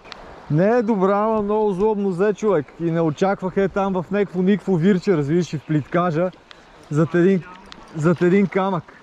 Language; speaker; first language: Bulgarian; native; Bulgarian